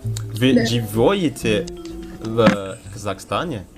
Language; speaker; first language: Russian; non-native, learner; Indonesian